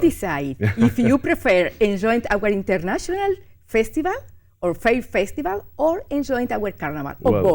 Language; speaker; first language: English; non-native, learner; Spanish